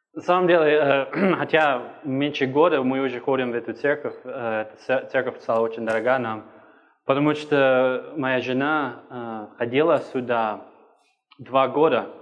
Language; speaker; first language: Russian; non-native, fluent; English